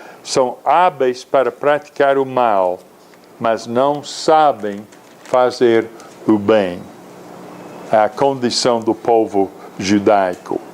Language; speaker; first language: Portuguese; non-native, fluent; English